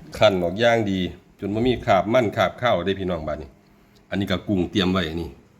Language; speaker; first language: Thai; native; Thai